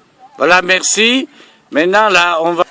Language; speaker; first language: French; non-native, fluent; Italian